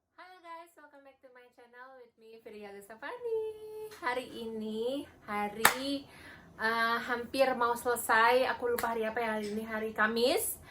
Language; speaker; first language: Indonesian; native; Indonesian